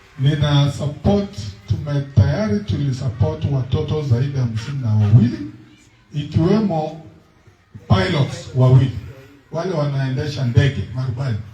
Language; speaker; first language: Swahili; non-native, local second language; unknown